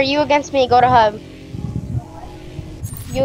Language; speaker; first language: English; native; English